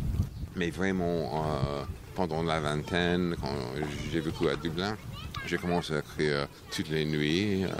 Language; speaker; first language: French; non-native, fluent; English